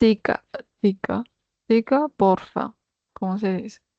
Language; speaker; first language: Spanish; non-native, fluent; Chinese